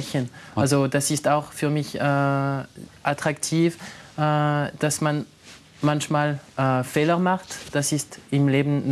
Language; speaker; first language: German; non-native, local second language; French